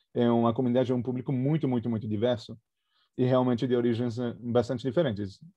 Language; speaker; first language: Portuguese; non-native, fluent; Spanish